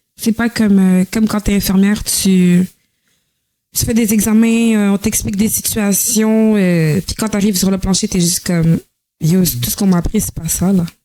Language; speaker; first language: French; native; French